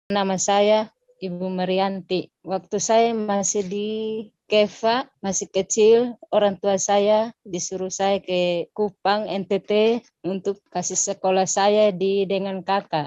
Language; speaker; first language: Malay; non-native, local second language; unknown